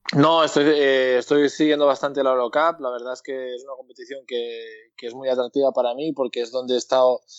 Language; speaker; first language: Spanish; native; Spanish